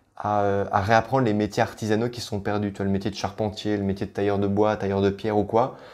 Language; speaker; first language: French; native; French